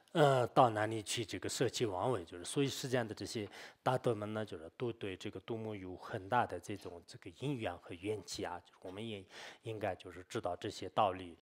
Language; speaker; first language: Chinese; non-native, local second language; Tibetan